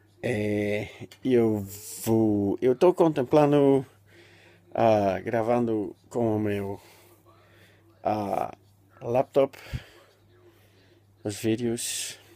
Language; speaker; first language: Portuguese; non-native, learner; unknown